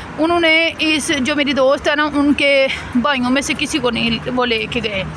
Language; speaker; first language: Urdu; non-native, local second language; Punjabi